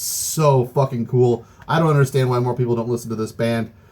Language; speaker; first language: English; native; English